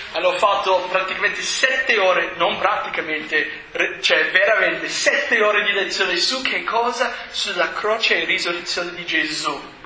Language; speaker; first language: Italian; non-native, fluent; English